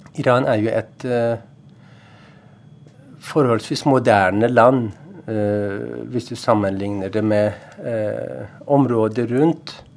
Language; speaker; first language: Norwegian; non-native, fluent; Persian